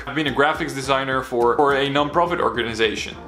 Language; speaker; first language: English; non-native, fluent; Dutch